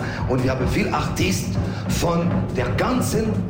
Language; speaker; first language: German; non-native, learner; French